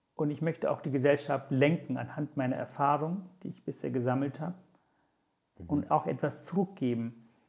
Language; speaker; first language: German; non-native, fluent; Tamil